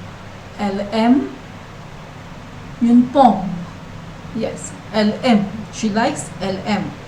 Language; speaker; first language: French; non-native, learner; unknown